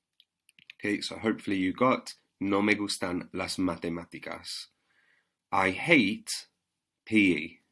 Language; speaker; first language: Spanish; non-native, fluent; English